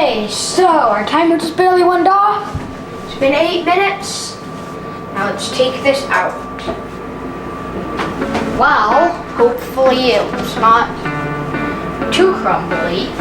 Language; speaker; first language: English; native; English